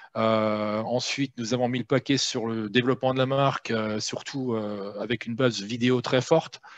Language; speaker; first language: French; native; French